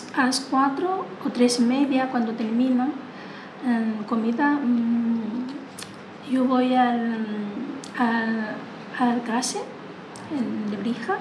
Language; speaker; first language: Spanish; non-native, learner; Chinese